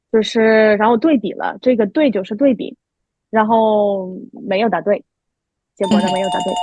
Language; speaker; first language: Chinese; non-native, fluent; Russian